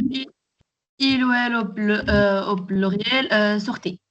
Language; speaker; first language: French; non-native, learner; Arabic